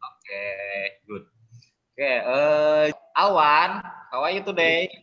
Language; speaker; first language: English; non-native, learner; Indonesian